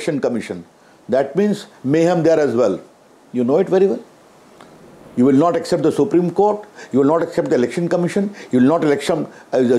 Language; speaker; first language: English; non-native, local second language; Hindi